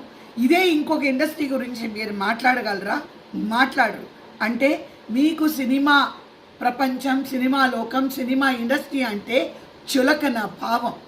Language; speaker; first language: Telugu; native; Telugu